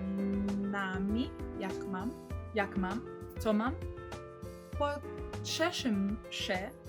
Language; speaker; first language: Polish; early bilingual, heritage; Polish